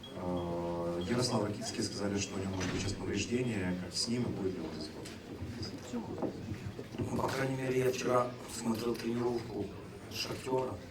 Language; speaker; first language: Russian; native; Russian